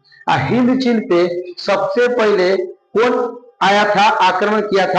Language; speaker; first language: Hindi; non-native, local second language; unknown